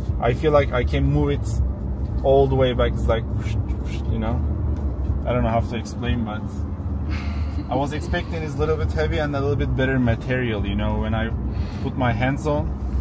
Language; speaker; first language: English; non-native, fluent; Turkish